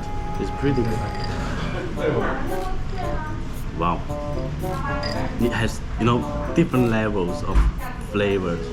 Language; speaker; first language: English; non-native, fluent; Chinese